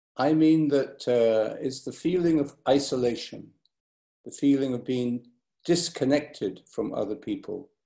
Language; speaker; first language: English; native; English